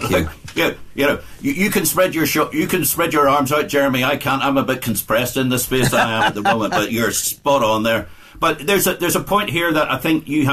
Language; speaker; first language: English; native; English